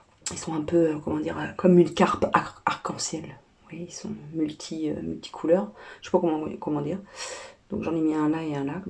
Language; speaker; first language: French; native; French